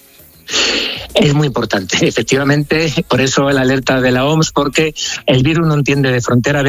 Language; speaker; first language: Spanish; native; Spanish